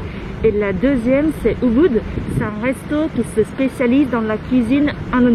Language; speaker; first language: French; non-native, fluent; Vietnamese